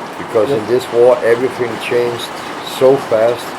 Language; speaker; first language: English; non-native, fluent; Danish